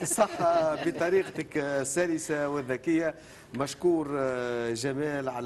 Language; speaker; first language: Arabic; native; Arabic